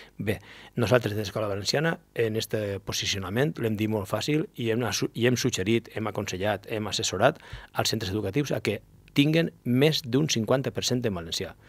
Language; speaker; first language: Catalan; native; Catalan